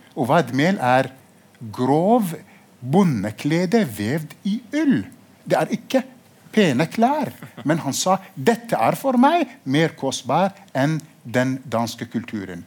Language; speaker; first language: Norwegian; non-native, fluent; Arabic